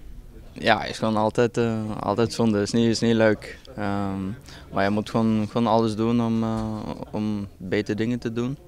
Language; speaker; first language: Dutch; non-native, fluent; Norwegian